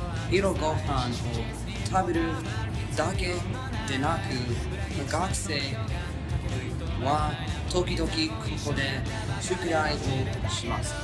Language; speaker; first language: Japanese; non-native, learner; English